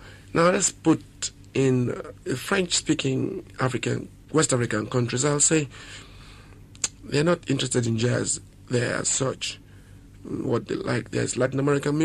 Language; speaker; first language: English; non-native, local second language; Yoruba